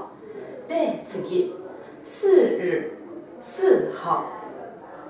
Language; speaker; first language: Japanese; non-native, local second language; Chinese